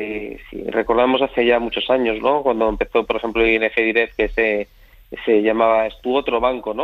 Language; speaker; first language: Spanish; native; Spanish